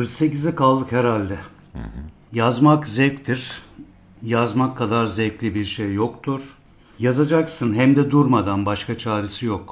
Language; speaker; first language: Turkish; native; Turkish